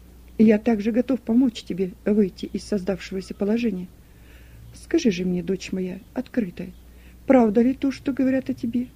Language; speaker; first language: Russian; native; Russian